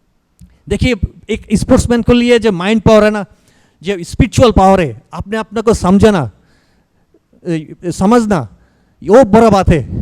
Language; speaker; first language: Hindi; non-native, learner; Bangla